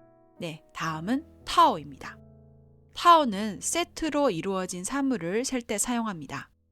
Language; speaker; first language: Korean; non-native, fluent; Chinese